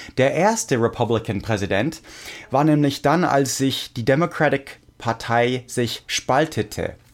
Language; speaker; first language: German; non-native, fluent; English